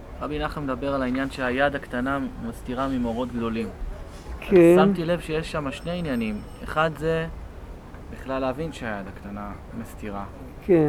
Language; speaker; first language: Hebrew; native; Hebrew